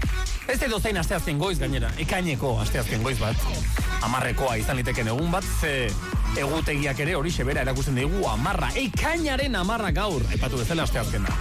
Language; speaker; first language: Basque; native; Basque